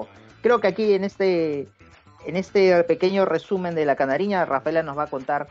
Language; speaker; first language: Spanish; native; Spanish